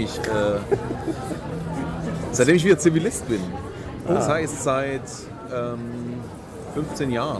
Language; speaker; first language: German; native; German